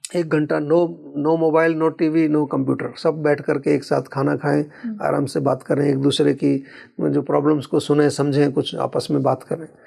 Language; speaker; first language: Hindi; native; Hindi